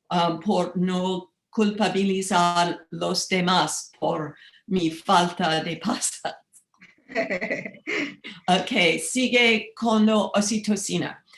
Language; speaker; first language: Spanish; non-native, learner; English